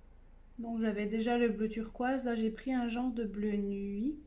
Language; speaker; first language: French; native; French